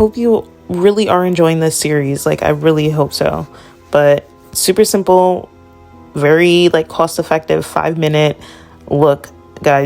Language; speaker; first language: English; native; English